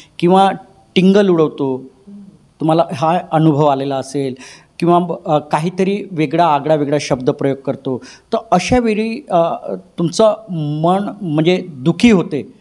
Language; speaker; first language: Marathi; native; Marathi